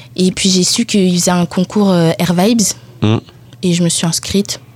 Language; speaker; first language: French; early bilingual, other home language; Italian